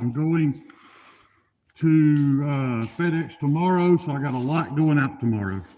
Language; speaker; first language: English; native; English